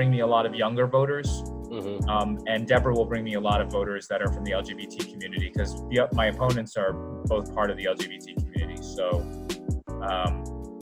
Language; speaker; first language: English; native; English